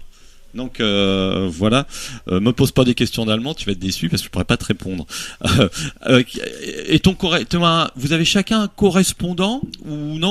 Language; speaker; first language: French; native; French